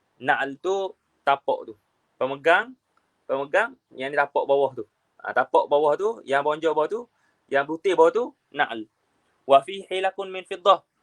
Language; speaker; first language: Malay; native; Malay